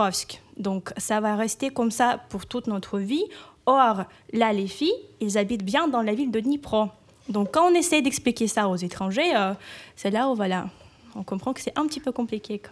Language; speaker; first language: French; non-native, fluent; Ukrainian